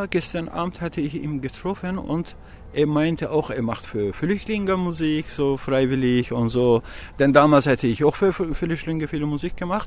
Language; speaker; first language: German; non-native, learner; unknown